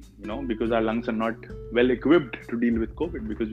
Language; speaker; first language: English; non-native, local second language; Hindi